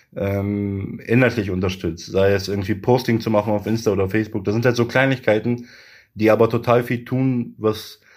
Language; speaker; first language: German; early bilingual, other home language; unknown